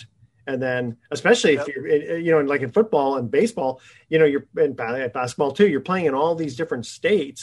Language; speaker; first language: English; native; English